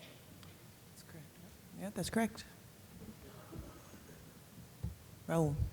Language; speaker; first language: English; native; English